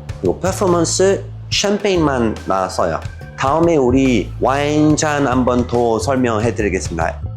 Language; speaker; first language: Korean; non-native, learner; French